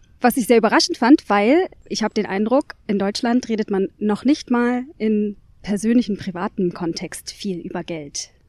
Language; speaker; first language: German; early bilingual, other home language; Turkish